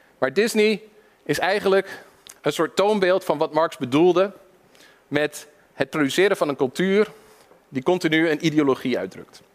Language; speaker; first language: Dutch; early bilingual, other home language; English